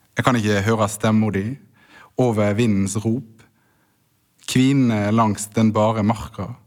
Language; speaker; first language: Norwegian; native; Norwegian